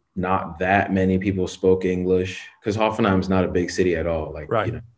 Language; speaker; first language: English; native; English